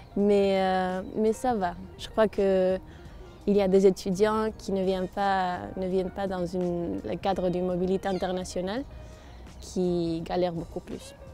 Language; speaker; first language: French; non-native, fluent; Spanish